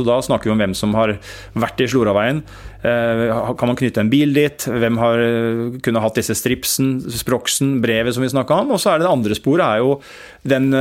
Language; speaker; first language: Norwegian; native; Norwegian